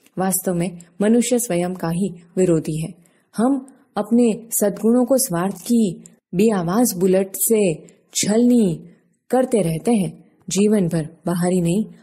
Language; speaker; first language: Hindi; non-native, local second language; Gujarati